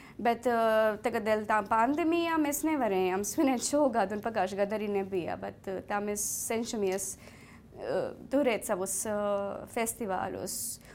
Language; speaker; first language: Latvian; non-native, fluent; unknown